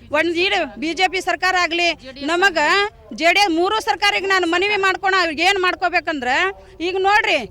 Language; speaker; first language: Kannada; non-native, local second language; Lambadi